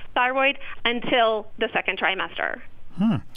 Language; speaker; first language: English; native; English